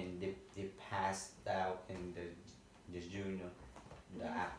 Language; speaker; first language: English; non-native, learner; Vietnamese